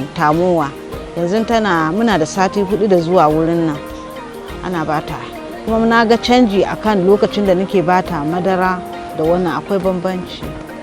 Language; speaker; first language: Hausa; native; Hausa